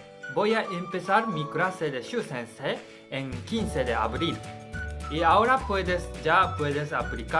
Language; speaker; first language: Spanish; non-native, learner; Japanese